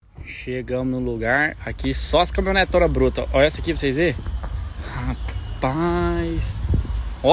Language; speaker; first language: Portuguese; native; Portuguese